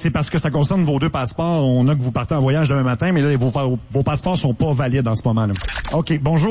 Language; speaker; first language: French; native; French